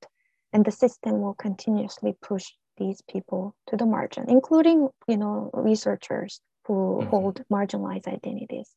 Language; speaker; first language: English; non-native, fluent; Korean